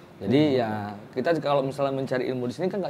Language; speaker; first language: Indonesian; native; Indonesian